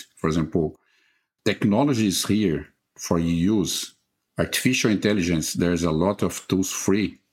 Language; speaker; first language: English; non-native, fluent; Portuguese